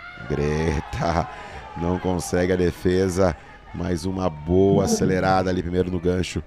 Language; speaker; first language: Portuguese; native; Portuguese